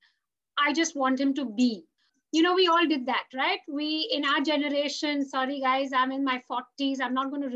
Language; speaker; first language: English; non-native, local second language; Hindi